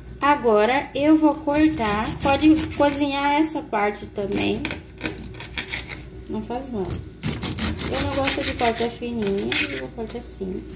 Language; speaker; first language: Portuguese; non-native, fluent; Haitian Creole